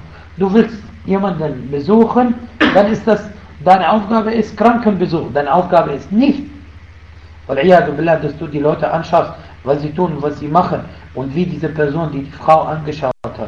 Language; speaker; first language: German; non-native, fluent; Arabic